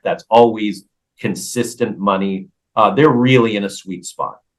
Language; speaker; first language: English; native; English